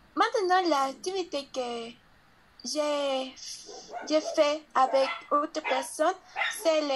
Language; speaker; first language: French; non-native, learner; Spanish